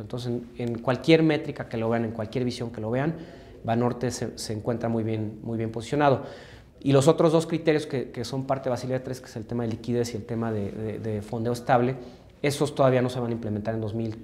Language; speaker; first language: Spanish; native; Spanish